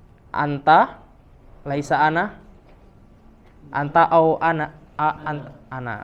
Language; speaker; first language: Arabic; non-native, fluent; Indonesian